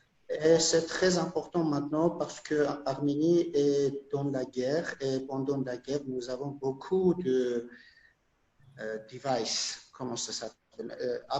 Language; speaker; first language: French; non-native, fluent; Armenian